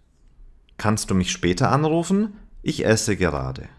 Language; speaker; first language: German; non-native, fluent; English